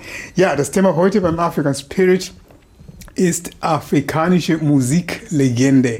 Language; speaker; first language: German; non-native, fluent; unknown